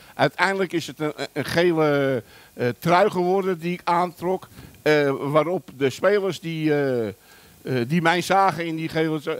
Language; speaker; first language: Dutch; early bilingual, other home language; German